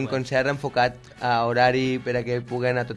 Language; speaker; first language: Catalan; native; Catalan